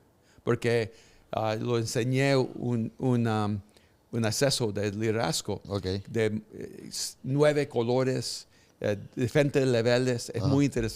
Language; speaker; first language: Spanish; early bilingual, heritage; Spanish